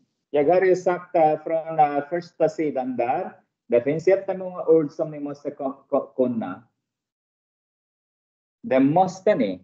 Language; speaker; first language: Swedish; non-native, fluent; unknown